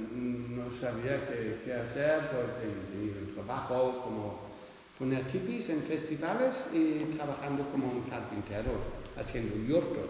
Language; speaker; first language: Spanish; non-native, learner; Dutch